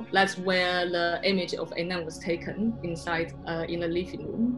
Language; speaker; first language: English; non-native, fluent; Chinese